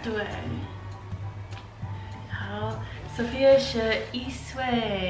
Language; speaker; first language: Chinese; non-native, learner; English